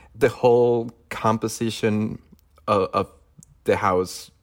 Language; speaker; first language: English; non-native, fluent; Spanish